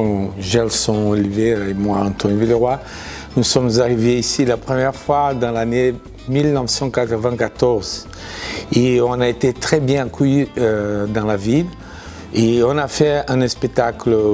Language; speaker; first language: French; non-native, fluent; Portuguese